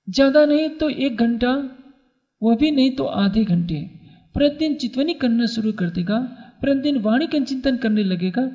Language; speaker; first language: Hindi; native; Hindi